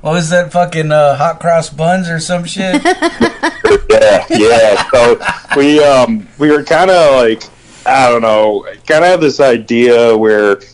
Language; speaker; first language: English; native; English